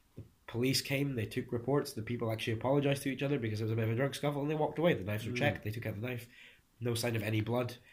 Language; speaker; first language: English; early bilingual, other home language; Hungarian